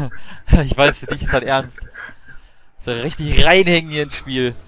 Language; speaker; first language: German; native; German